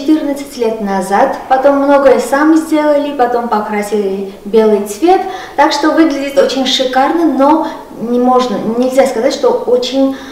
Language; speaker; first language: Russian; non-native, local second language; Armenian